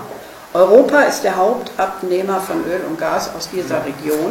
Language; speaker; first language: German; native; German